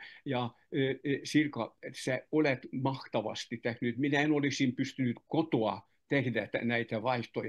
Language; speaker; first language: Finnish; non-native, fluent; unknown